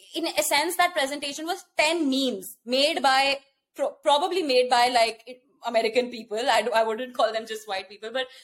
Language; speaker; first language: English; non-native, local second language; Hindi